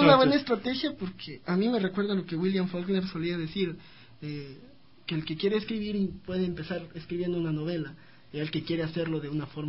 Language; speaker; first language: Spanish; native; Spanish